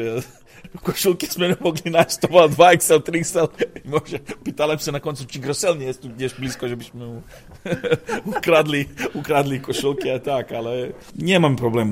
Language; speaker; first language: Polish; non-native, fluent; Serbian